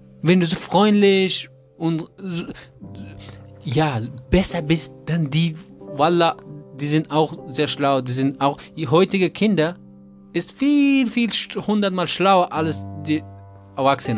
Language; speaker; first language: German; non-native, learner; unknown